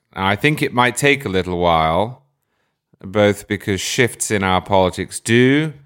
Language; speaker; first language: English; native; English